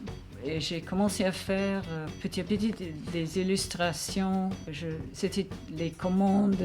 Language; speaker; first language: French; non-native, fluent; English